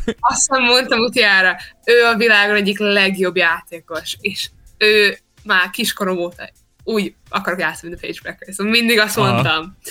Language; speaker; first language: Hungarian; early bilingual, heritage; Hungarian